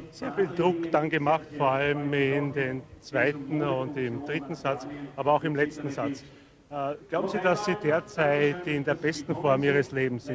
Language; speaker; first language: German; native; German